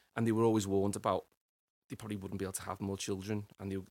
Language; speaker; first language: English; native; English